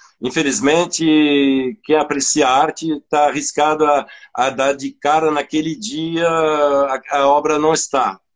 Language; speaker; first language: Portuguese; non-native, fluent; French